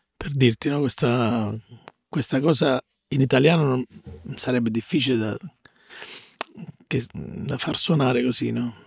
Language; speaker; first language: Italian; native; Italian